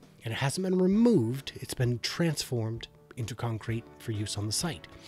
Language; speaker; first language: English; native; English